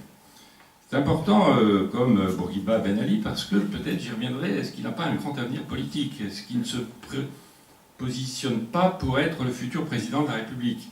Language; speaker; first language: French; native; French